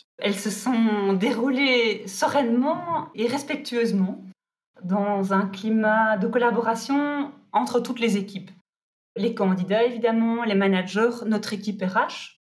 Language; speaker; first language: French; native; French